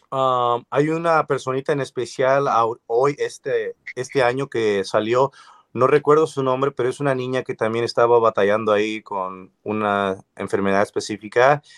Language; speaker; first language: Spanish; early bilingual, other home language; English